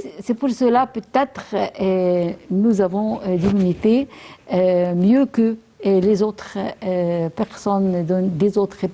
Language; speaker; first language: French; non-native, fluent; Arabic